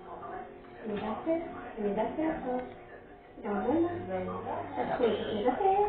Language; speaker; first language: French; native; French